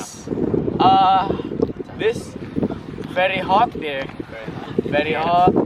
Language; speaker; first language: English; non-native, learner; Indonesian